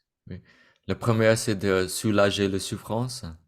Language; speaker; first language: French; non-native, fluent; Vietnamese